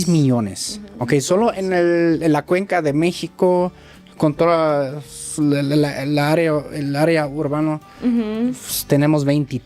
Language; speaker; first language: Spanish; native; Spanish